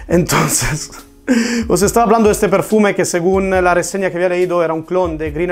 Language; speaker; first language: Spanish; non-native, fluent; Italian